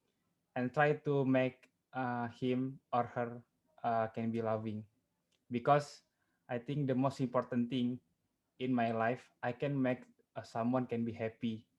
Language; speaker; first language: English; non-native, learner; Indonesian